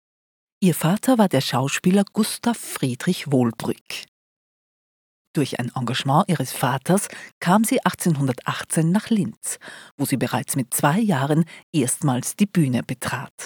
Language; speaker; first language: German; native; German